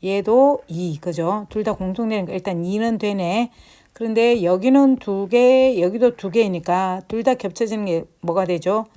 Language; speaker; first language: Korean; native; Korean